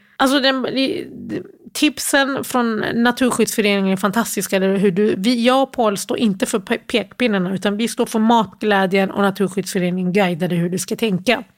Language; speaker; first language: Swedish; early bilingual, other home language; Arabic